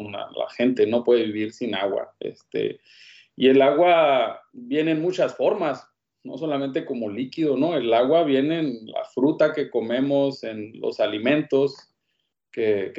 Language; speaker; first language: Spanish; native; Spanish